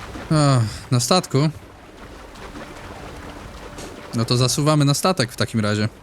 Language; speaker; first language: Polish; native; Polish